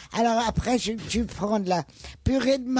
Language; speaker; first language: French; native; French